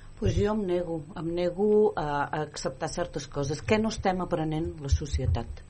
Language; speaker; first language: Catalan; native; Catalan